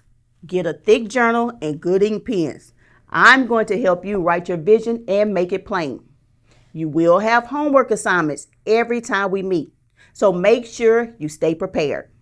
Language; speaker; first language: English; native; English